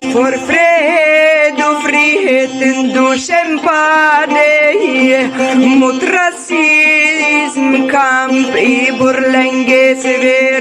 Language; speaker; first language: Swedish; non-native, fluent; Kurdish